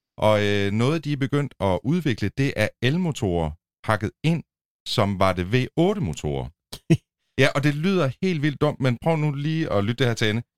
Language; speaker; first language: Danish; native; Danish